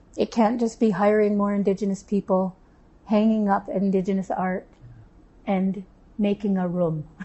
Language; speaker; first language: English; native; English